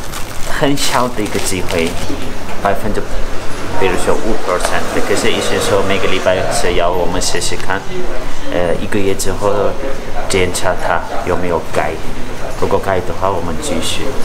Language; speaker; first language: Chinese; non-native, learner; Turkish